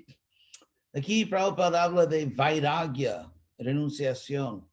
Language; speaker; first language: Spanish; non-native, fluent; English